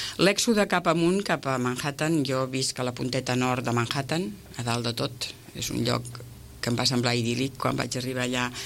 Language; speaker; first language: Catalan; native; Catalan